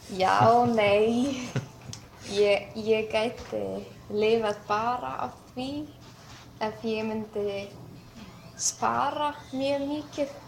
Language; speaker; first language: Icelandic; non-native, learner; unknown